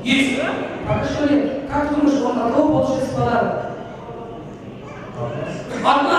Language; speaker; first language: Russian; non-native, local second language; Uyghur